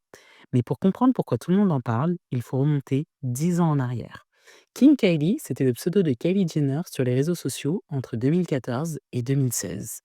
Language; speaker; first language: French; native; French